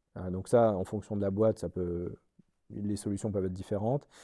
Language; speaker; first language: French; native; French